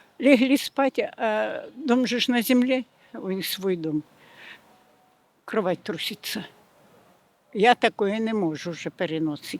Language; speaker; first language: Ukrainian; non-native, local second language; Russian